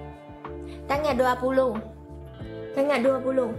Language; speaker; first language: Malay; non-native, learner; Vietnamese